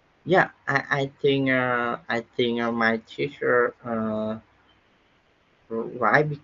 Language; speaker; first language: English; non-native, learner; Vietnamese